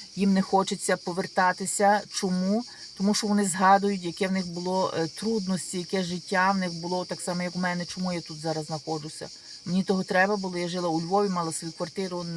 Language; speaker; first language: Ukrainian; native; Ukrainian